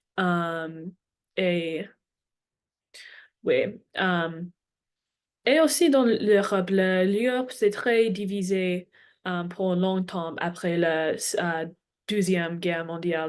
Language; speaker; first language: French; non-native, learner; English